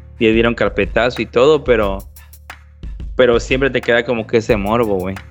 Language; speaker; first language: Spanish; native; Spanish